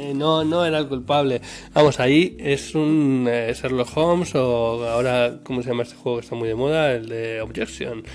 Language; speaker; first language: Spanish; native; Spanish